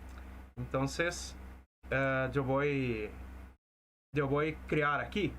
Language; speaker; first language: Spanish; non-native, fluent; Portuguese